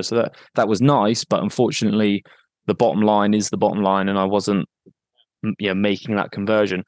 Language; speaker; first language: English; native; English